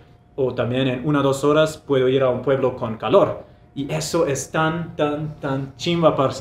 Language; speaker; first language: Spanish; non-native, fluent; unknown